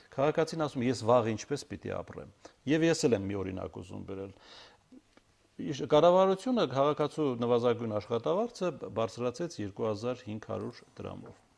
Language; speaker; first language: Armenian; native; Armenian